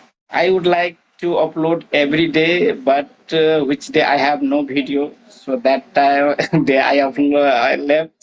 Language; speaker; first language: English; non-native, learner; Maithili